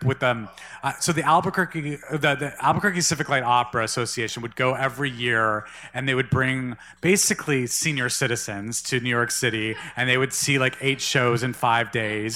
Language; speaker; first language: English; native; English